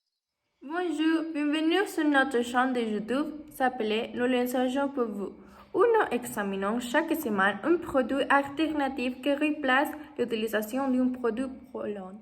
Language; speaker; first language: French; non-native, learner; Spanish